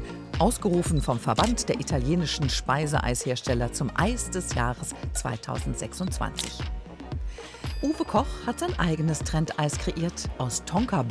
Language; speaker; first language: German; native; German